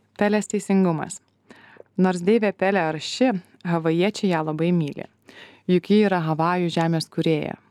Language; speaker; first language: Lithuanian; native; Lithuanian